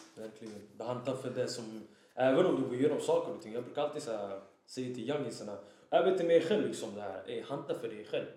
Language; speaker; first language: Swedish; early bilingual, other home language; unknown